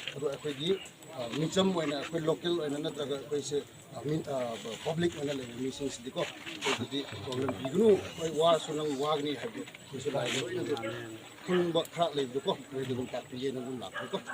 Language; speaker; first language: Manipuri; non-native, local second language; Rongmei Naga